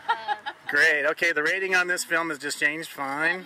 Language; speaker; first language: English; native; English